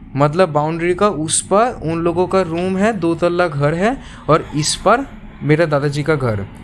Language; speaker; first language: Hindi; non-native, local second language; Bangla